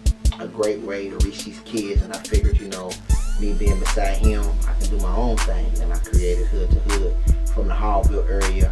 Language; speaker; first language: English; native; English